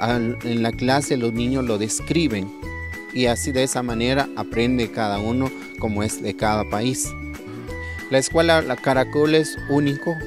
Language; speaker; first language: Spanish; non-native, local second language; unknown